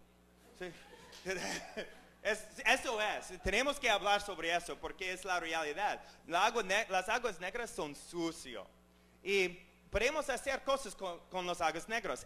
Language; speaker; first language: Spanish; non-native, learner; English